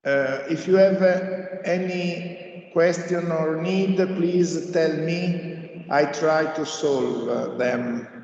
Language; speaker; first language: English; non-native, fluent; Italian